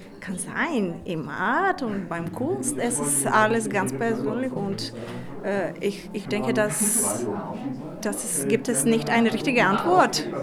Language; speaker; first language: German; non-native, learner; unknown